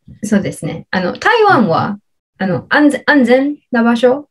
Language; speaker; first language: Japanese; non-native, learner; English